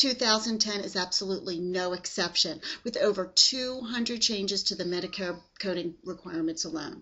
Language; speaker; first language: English; native; English